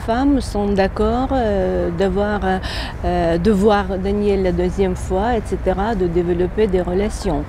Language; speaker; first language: French; non-native, fluent; Ukrainian